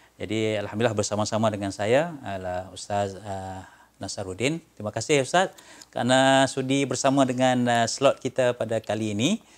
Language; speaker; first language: Malay; native; Malay